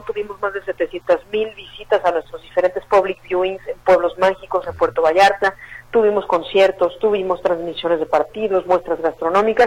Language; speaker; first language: Spanish; native; Spanish